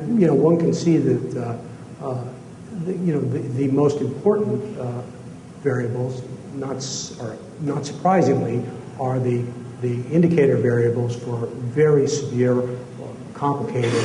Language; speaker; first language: English; native; English